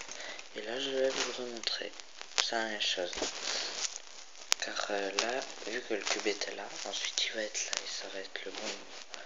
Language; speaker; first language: French; native; French